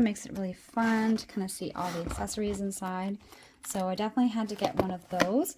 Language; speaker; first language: English; native; English